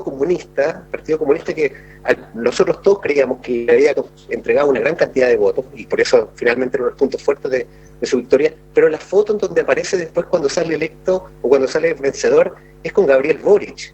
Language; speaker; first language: Spanish; native; Spanish